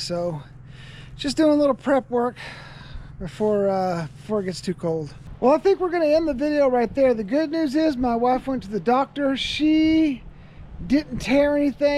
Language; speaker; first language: English; native; English